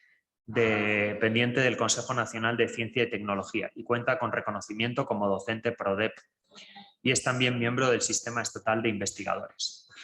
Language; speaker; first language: Spanish; native; Spanish